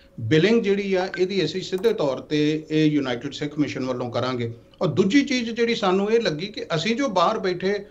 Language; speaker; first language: Punjabi; native; Punjabi